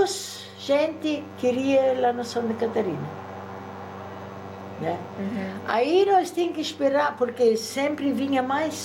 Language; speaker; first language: Portuguese; early bilingual, other home language; German